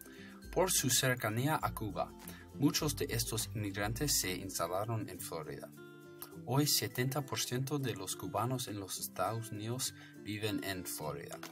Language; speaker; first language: Spanish; non-native, fluent; English